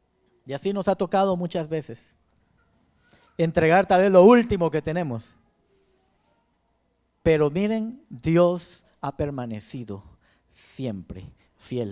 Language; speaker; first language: Spanish; native; Spanish